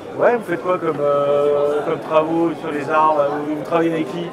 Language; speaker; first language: French; native; French